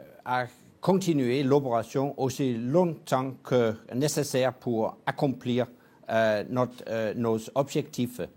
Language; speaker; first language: French; non-native, fluent; Danish